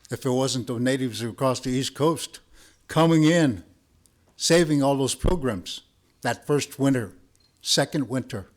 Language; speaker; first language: English; early bilingual, other home language; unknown